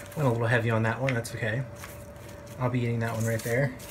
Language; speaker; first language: English; native; English